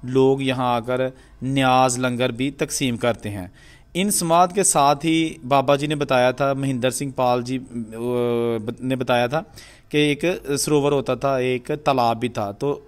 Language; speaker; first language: Urdu; non-native, local second language; Punjabi